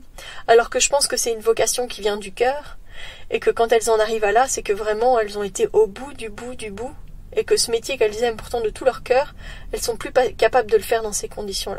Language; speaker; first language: French; native; French